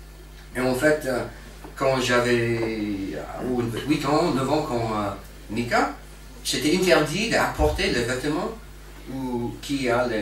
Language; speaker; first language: French; non-native, fluent; English